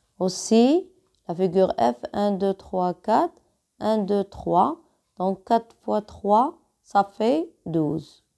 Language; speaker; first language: French; non-native, local second language; Arabic